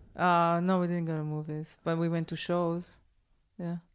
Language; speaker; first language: English; non-native, fluent; Hebrew